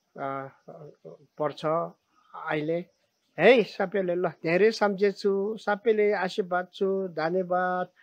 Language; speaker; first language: Nepali; non-native, local second language; Tibetan